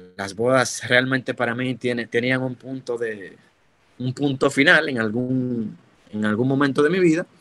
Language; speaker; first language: Spanish; native; Spanish